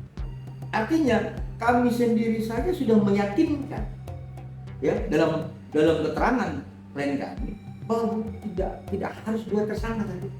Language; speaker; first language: Indonesian; native; Indonesian